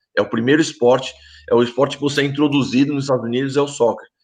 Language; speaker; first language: Portuguese; native; Portuguese